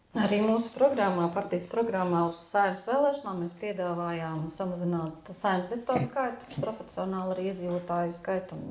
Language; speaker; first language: Latvian; non-native, local second language; Russian